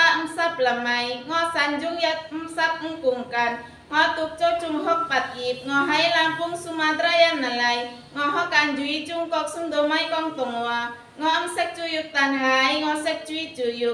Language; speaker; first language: Cantonese; non-native, learner; Indonesian